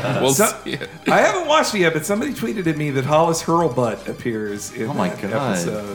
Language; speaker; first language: English; native; English